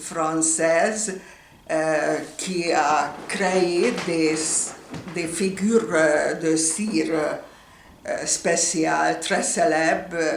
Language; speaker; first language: French; non-native, fluent; Hungarian